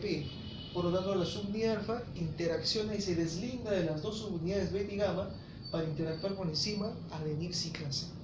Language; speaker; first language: Spanish; native; Spanish